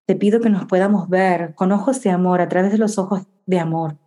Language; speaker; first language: Spanish; early bilingual, heritage; Spanish